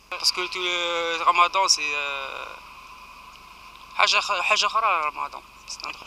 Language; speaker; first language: French; non-native, learner; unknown